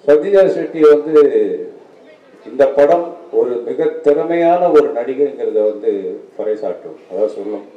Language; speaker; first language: Tamil; native; Tamil